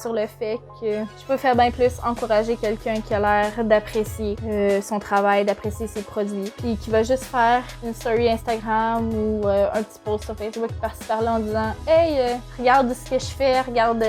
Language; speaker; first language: French; native; French